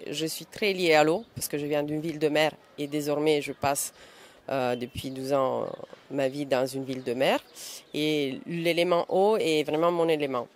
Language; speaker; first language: French; non-native, fluent; Italian